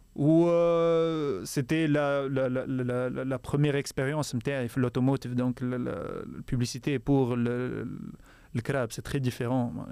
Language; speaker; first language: French; non-native, local second language; Arabic